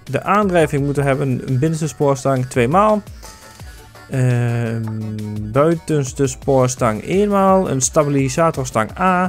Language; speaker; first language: Dutch; native; Dutch